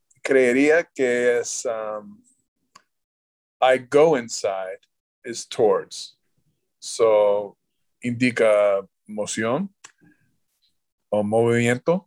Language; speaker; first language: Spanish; non-native, learner; English